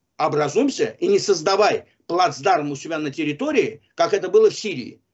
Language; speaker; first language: Russian; non-native, local second language; Azerbaijani